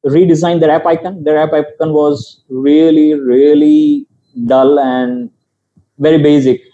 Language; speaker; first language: English; non-native, local second language; Gujarati